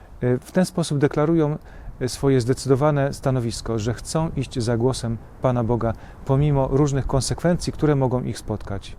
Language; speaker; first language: Polish; native; Polish